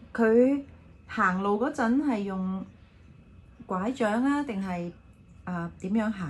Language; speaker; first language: Cantonese; native; Cantonese